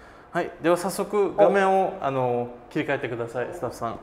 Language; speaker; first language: Japanese; non-native, fluent; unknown